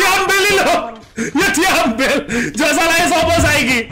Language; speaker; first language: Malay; non-native, local second language; Javanese